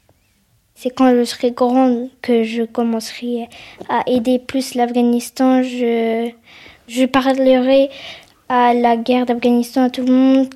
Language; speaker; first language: French; early bilingual, other home language; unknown